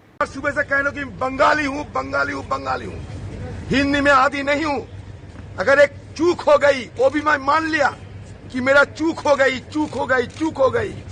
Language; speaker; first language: Hindi; non-native, local second language; Bangla